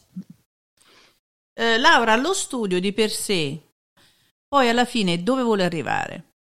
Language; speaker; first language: Italian; native; Italian